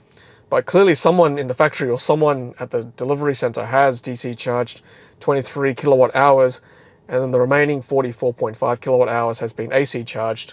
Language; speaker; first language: English; native; English